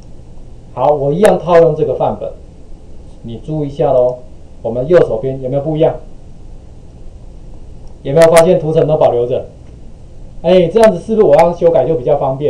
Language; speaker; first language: Chinese; native; Chinese